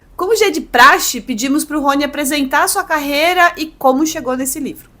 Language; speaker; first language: Portuguese; native; Portuguese